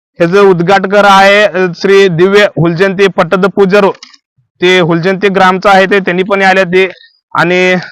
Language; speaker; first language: Marathi; non-native, local second language; Kannada